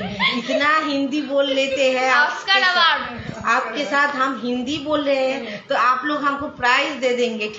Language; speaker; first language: Hindi; non-native, local second language; Bangla